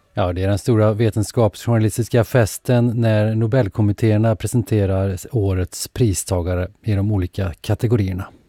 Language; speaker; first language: Swedish; native; Swedish